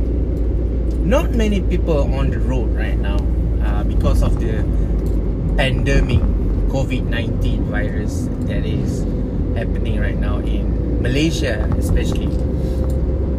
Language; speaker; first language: English; non-native, local second language; Malay